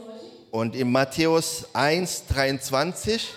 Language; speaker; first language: German; non-native, learner; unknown